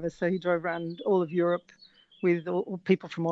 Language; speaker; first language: English; native; English